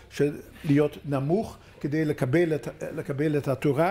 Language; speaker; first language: Hebrew; non-native, fluent; Dutch